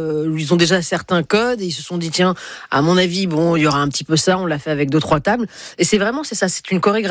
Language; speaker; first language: French; native; French